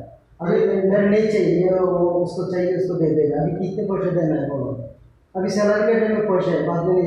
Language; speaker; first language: Hindi; non-native, learner; Bangla